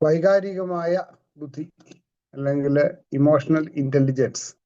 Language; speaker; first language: Malayalam; native; Malayalam